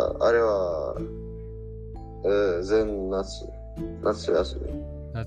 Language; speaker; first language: Japanese; non-native, learner; Arabic